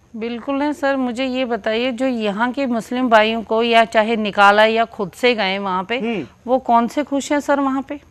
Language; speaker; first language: Hindi; native; Hindi